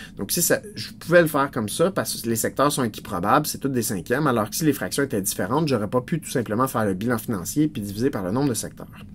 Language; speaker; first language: French; native; French